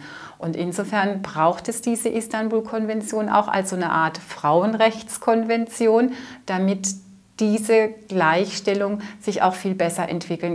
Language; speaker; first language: German; native; German